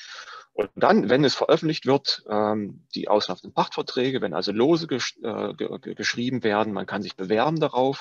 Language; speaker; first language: German; native; German